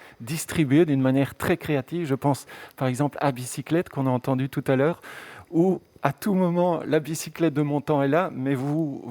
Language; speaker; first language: French; native; French